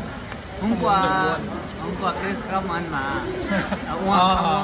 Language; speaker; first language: Vietnamese; non-native, learner; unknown